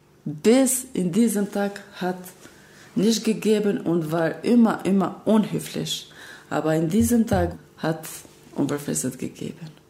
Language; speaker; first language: German; non-native, learner; Albanian